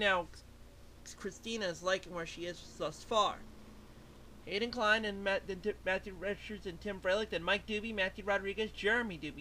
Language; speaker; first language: English; native; English